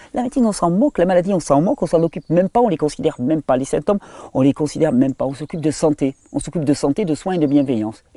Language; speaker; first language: French; native; French